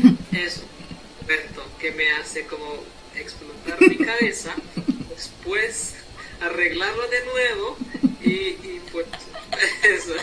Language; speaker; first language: Spanish; non-native, fluent; Hindi